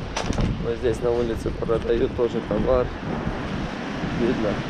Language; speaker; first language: Russian; non-native, fluent; Romanian